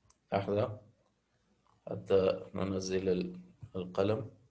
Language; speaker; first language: Arabic; non-native, fluent; Urdu